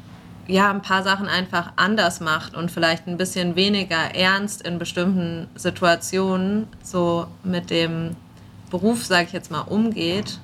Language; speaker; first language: German; native; German